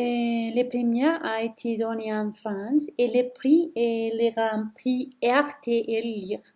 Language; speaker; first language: French; non-native, learner; Spanish